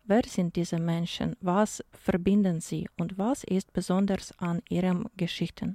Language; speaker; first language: German; non-native, fluent; Ukrainian